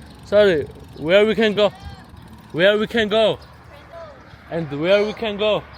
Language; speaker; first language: English; non-native, learner; Georgian